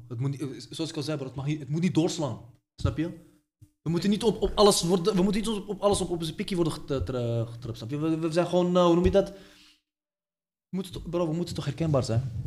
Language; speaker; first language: Dutch; early bilingual, other home language; Arabic